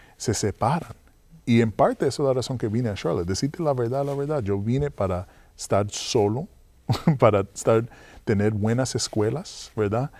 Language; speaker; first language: Spanish; early bilingual, heritage; Spanish